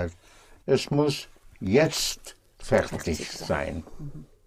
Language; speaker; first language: German; non-native, fluent; English